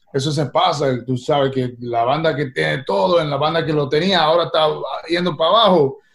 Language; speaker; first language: Spanish; early bilingual, heritage; Spanish